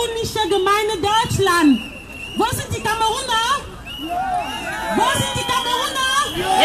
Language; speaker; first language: German; non-native, fluent; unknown